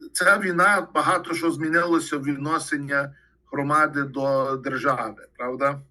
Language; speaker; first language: Ukrainian; early bilingual, heritage; Ukrainian